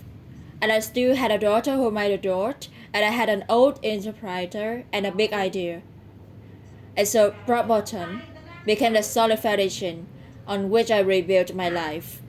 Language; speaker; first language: English; non-native, learner; Vietnamese